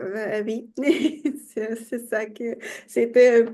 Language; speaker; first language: French; non-native, fluent; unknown